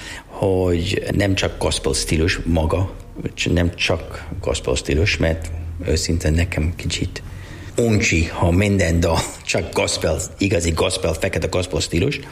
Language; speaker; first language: Hungarian; non-native, learner; English